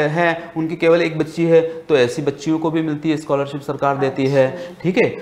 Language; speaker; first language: Hindi; native; Hindi